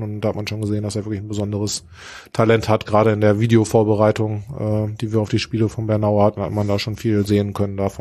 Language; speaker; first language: German; native; German